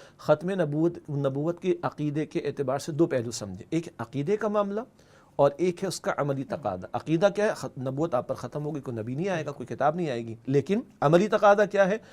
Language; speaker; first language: Urdu; native; Urdu